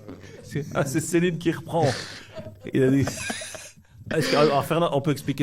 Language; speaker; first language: French; native; French